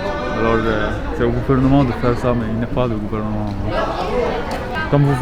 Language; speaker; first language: French; non-native, local second language; Arabic